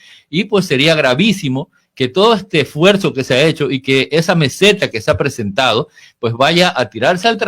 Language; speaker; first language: Spanish; native; Spanish